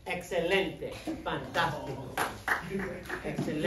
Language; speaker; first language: Spanish; non-native, fluent; English